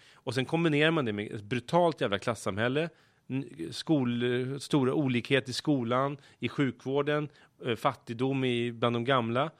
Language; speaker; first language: Swedish; native; Swedish